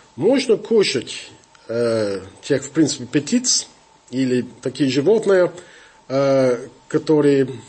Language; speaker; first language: Russian; non-native, fluent; English